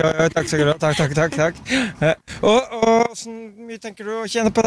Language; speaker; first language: Norwegian; native; Norwegian